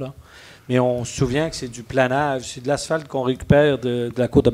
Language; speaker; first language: French; native; French